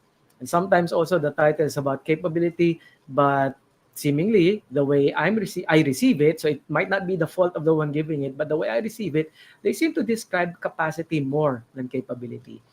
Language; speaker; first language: English; non-native, local second language; Filipino